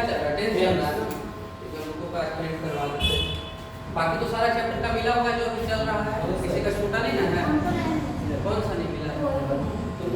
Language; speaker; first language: Hindi; native; Hindi